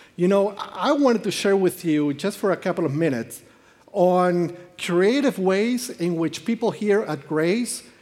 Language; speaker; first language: English; non-native, fluent; Spanish